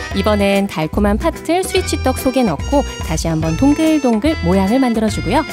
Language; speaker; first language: Korean; native; Korean